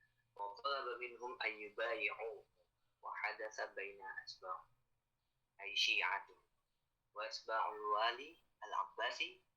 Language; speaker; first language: Arabic; non-native, learner; Indonesian